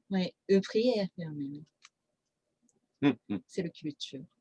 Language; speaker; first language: French; non-native, fluent; Japanese